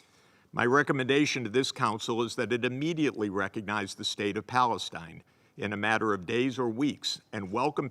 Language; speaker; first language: English; native; English